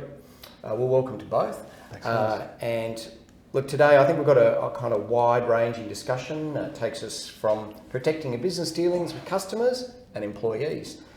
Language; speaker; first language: English; native; English